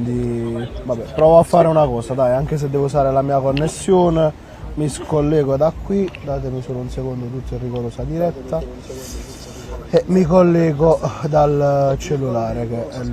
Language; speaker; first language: Italian; native; Italian